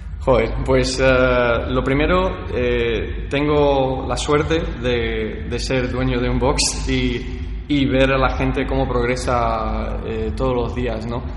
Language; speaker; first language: Spanish; early bilingual, heritage; Spanish